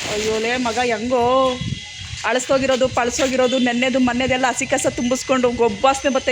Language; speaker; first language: Kannada; native; Kannada